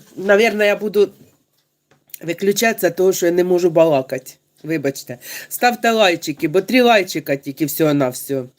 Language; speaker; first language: Ukrainian; non-native, local second language; Russian